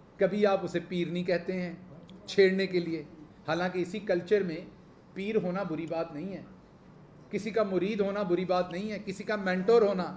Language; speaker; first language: Urdu; non-native, local second language; Punjabi